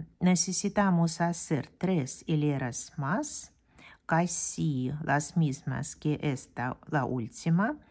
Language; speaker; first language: Spanish; non-native, fluent; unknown